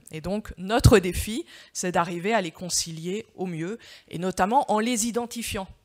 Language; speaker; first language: French; native; French